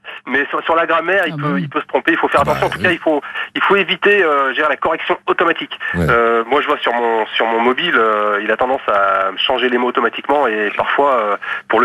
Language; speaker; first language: French; native; French